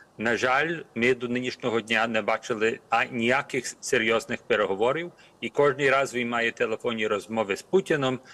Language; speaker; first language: Ukrainian; early bilingual, heritage; Ukrainian